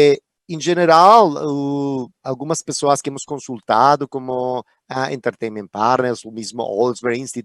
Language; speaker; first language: Portuguese; non-native, fluent; Spanish